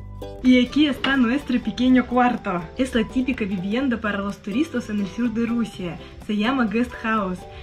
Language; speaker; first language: Spanish; non-native, fluent; Russian